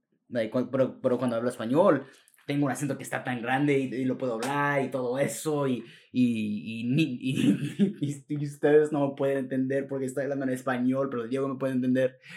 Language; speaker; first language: Spanish; early bilingual, heritage; Spanish